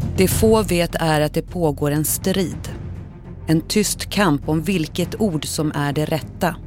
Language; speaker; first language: Swedish; native; Swedish